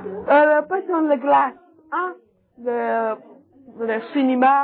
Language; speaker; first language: French; non-native, learner; English